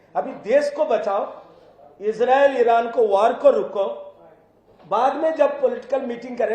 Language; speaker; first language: Hindi; non-native, local second language; Telugu